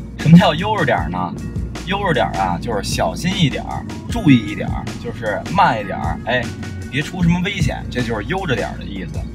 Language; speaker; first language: Chinese; native; Chinese